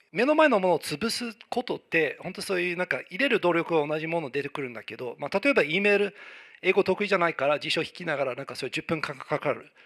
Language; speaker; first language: Japanese; non-native, fluent; English